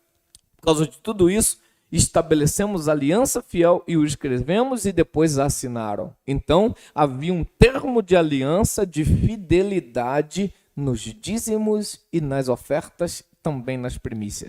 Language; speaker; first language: Portuguese; native; Portuguese